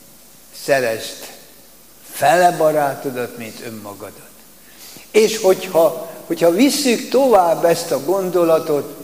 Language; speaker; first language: Hungarian; native; Hungarian